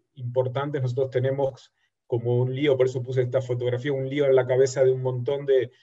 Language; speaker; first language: Spanish; native; Spanish